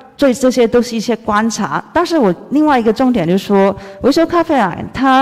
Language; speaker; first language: Chinese; non-native, fluent; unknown